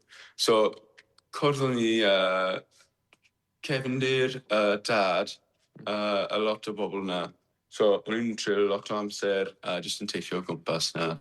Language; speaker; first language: Welsh; non-native, learner; English